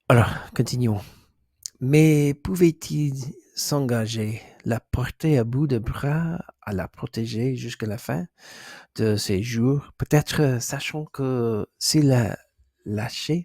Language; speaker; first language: French; non-native, learner; English